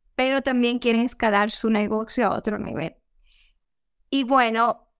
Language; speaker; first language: Spanish; native; Spanish